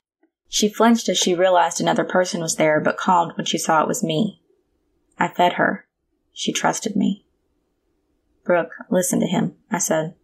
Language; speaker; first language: English; native; English